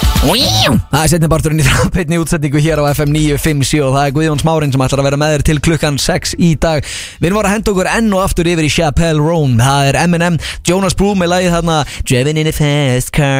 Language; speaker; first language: Icelandic; native; Icelandic